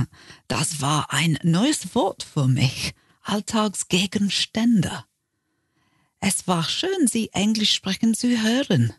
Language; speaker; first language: German; non-native, learner; English